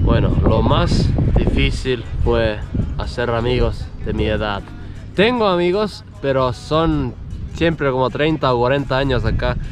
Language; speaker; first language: Spanish; non-native, fluent; Estonian